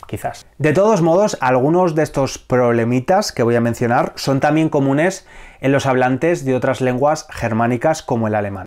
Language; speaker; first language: Spanish; native; Spanish